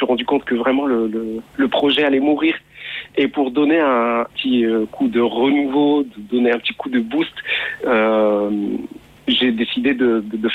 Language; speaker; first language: French; non-native, local second language; Arabic